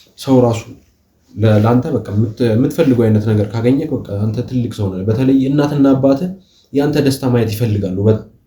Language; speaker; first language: Amharic; native; Amharic